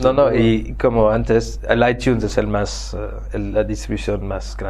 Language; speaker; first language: Spanish; non-native, fluent; French